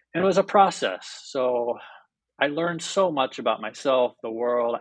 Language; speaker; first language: English; native; English